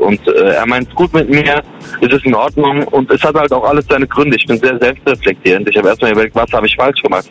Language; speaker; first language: German; early bilingual, other home language; Kurdish